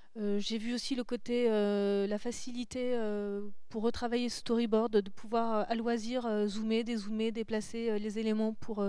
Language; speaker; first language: French; native; French